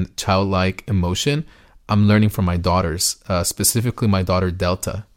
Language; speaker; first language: English; early bilingual, other home language; Spanish